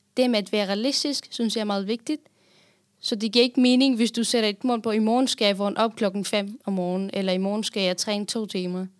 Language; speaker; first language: Danish; non-native, fluent; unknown